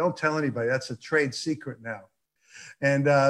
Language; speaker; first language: English; early bilingual, other home language; Yiddish